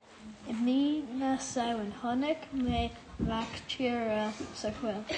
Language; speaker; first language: Irish; non-native, local second language; English